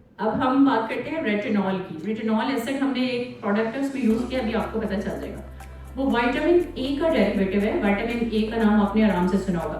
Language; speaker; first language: Urdu; native; Urdu